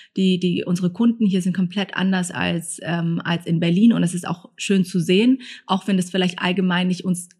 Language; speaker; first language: German; early bilingual, other home language; Thai